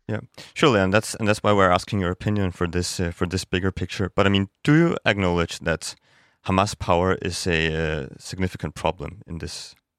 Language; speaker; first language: English; non-native, fluent; Danish